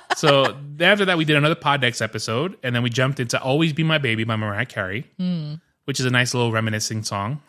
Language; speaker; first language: English; early bilingual, other home language; Spanish